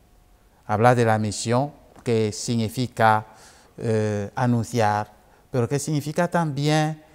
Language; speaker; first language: Spanish; non-native, fluent; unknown